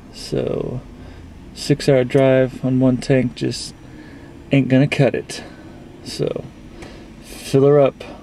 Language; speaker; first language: English; native; English